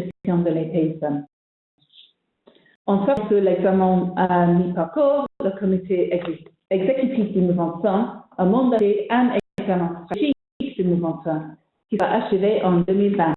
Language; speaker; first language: French; non-native, fluent; English